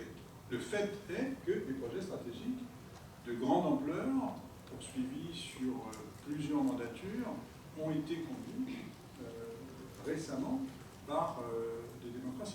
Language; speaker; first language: French; native; French